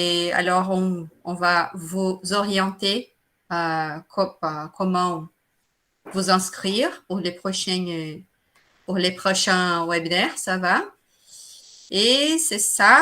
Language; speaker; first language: French; non-native, fluent; Portuguese